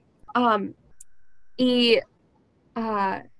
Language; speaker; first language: Spanish; non-native, learner; English